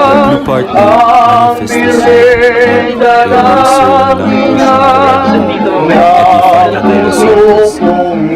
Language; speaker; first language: French; non-native, learner; Filipino